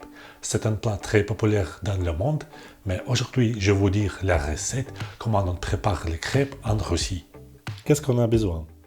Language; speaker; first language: French; non-native, fluent; Russian